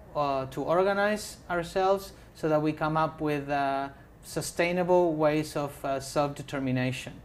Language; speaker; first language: English; non-native, fluent; Spanish